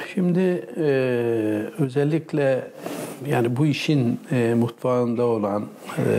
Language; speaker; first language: Turkish; native; Turkish